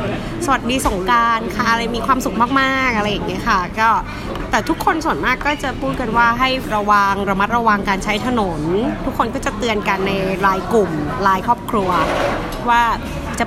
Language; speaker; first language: Thai; native; Thai